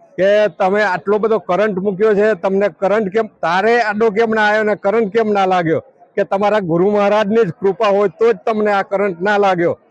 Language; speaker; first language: Gujarati; native; Gujarati